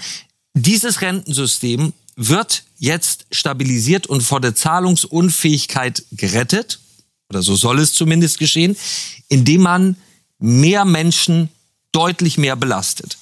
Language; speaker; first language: German; native; German